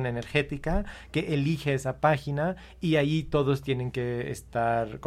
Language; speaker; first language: Spanish; early bilingual, heritage; Spanish